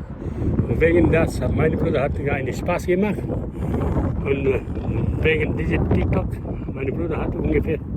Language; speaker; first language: German; non-native, learner; Nepali